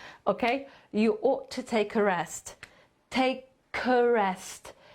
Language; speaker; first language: English; non-native, fluent; Polish